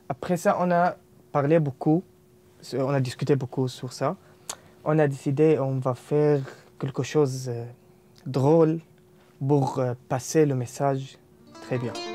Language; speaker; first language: French; non-native, learner; Arabic